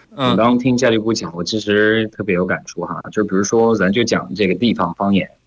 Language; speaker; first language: Chinese; non-native, fluent; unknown